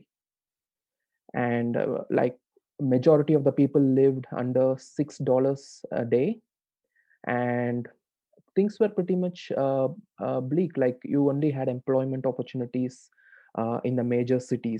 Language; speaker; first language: English; non-native, local second language; Tamil